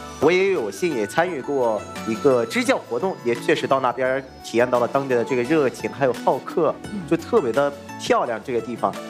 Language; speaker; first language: Chinese; native; Chinese